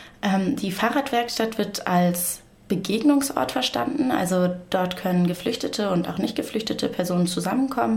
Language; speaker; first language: German; native; German